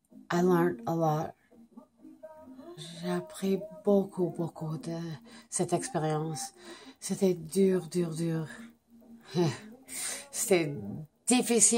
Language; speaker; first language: French; non-native, fluent; English